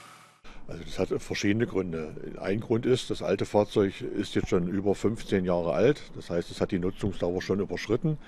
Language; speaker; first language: German; native; German